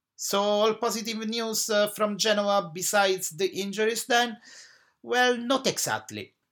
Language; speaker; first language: English; non-native, fluent; Italian